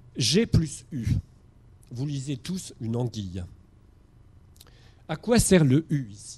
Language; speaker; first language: French; native; French